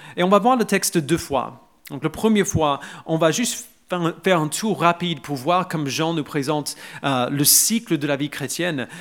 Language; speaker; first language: French; non-native, fluent; English